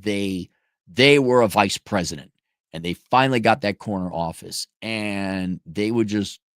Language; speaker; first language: English; native; English